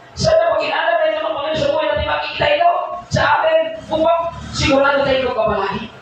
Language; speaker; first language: Filipino; non-native, local second language; Cebuano